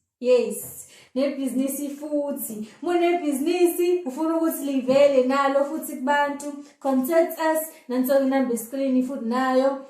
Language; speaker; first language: Zulu; native; Zulu